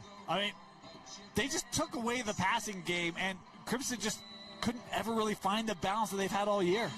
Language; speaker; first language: English; native; English